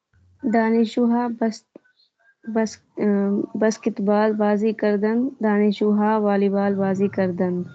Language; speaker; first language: Persian; non-native, learner; Urdu